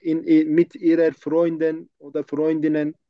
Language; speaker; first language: German; non-native, learner; Turkish